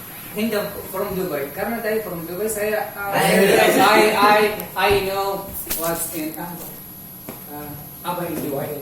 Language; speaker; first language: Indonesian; non-native, learner; Arabic